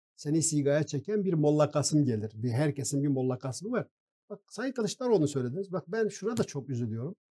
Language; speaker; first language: Turkish; non-native, local second language; Kurdish